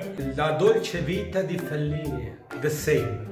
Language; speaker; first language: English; non-native, learner; Italian